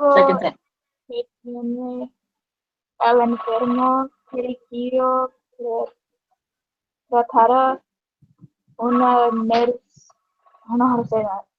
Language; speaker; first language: Spanish; non-native, learner; English